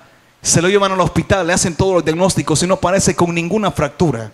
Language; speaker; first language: Spanish; native; Spanish